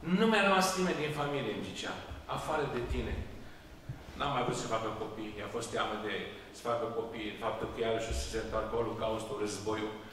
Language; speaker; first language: Romanian; early bilingual, heritage; Romanian